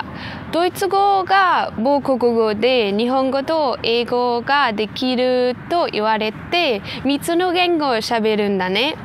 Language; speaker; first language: Japanese; non-native, learner; German